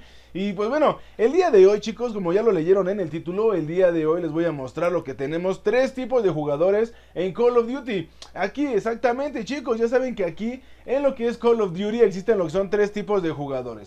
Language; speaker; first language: Spanish; native; Spanish